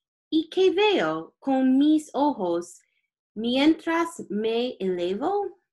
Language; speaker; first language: Spanish; non-native, learner; English